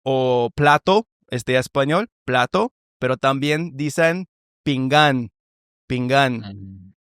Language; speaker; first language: Spanish; non-native, fluent; English